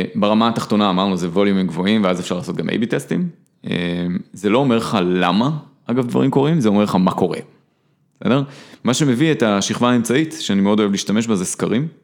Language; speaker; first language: Hebrew; native; Hebrew